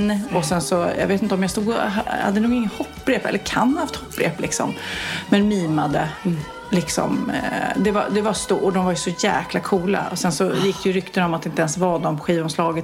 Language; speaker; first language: Swedish; native; Swedish